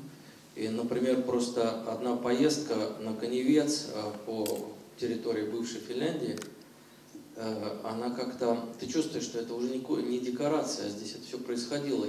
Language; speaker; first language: Russian; native; Russian